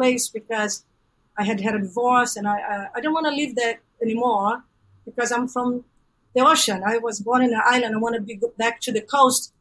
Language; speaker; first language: English; non-native, fluent; Portuguese